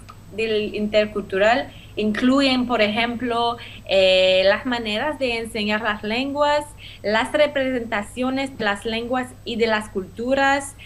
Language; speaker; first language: Spanish; non-native, fluent; French